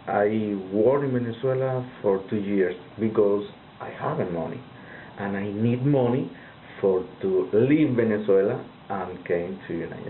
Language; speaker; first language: English; non-native, learner; Spanish